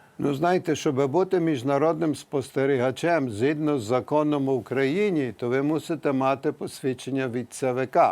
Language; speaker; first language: Ukrainian; early bilingual, heritage; Ukrainian